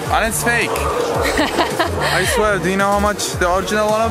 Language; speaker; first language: English; non-native, learner; Turkish